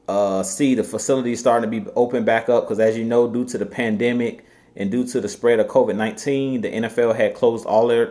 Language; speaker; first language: English; native; English